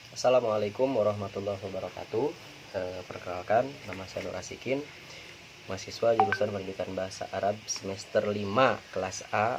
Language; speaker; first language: Indonesian; non-native, local second language; Sundanese